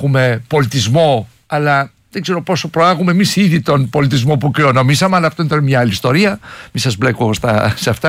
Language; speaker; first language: Greek; native; Greek